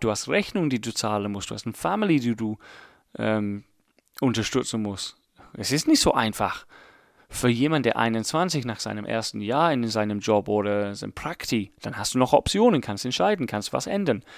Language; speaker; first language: German; non-native, fluent; English